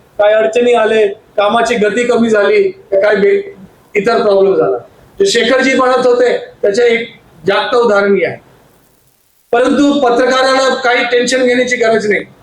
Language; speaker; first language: Marathi; non-native, local second language; Hindi